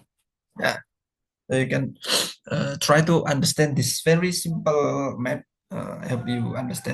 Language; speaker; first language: English; non-native, fluent; Indonesian